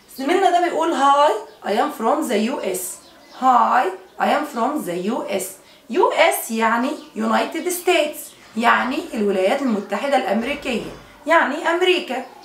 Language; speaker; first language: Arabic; native; Arabic